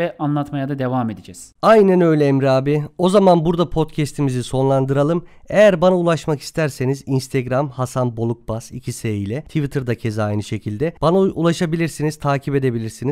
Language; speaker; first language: Turkish; native; Turkish